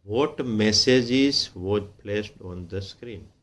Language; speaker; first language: English; non-native, local second language; Gujarati